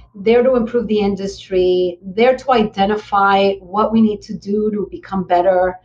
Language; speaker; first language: English; early bilingual, other home language; Spanish